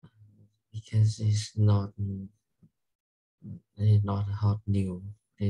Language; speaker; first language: English; non-native, learner; Vietnamese